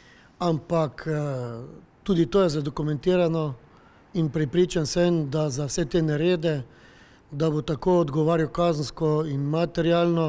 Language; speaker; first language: Slovenian; native; Slovenian